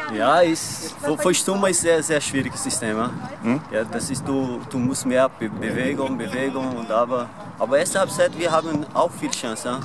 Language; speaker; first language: German; non-native, learner; Portuguese